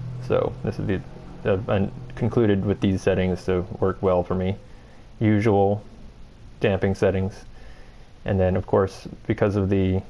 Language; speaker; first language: English; native; English